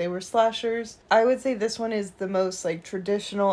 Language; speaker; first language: English; native; English